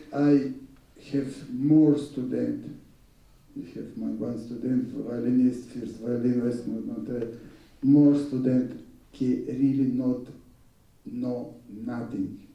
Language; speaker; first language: English; non-native, learner; Russian